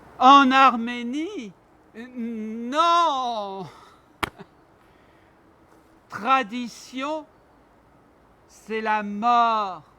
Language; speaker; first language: French; non-native, learner; Armenian